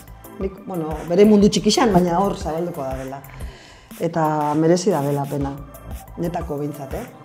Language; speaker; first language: Basque; native; Basque